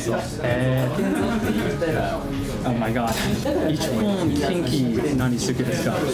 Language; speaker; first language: Japanese; non-native, learner; English